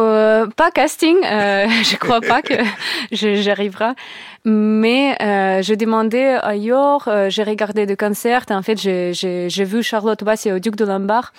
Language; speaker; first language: French; non-native, learner; Russian